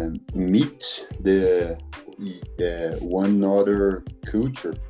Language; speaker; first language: English; non-native, learner; Portuguese